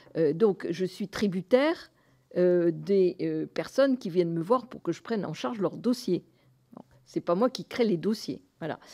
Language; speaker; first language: French; native; French